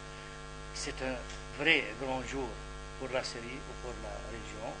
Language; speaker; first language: French; non-native, fluent; Arabic